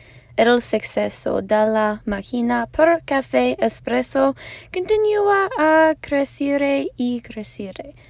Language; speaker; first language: Italian; non-native, learner; English